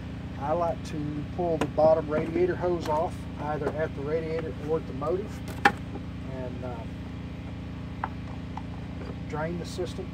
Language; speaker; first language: English; native; English